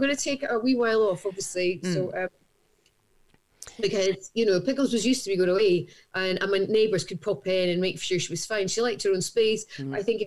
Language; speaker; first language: English; native; English